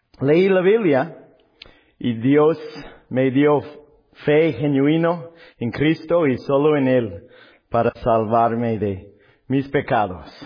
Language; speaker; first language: Spanish; non-native, learner; English